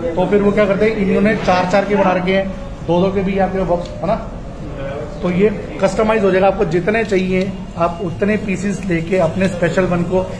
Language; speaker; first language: Hindi; non-native, local second language; Marathi